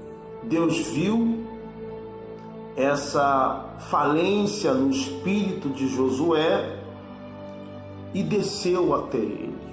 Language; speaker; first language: Portuguese; native; Portuguese